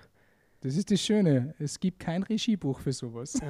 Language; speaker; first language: German; native; German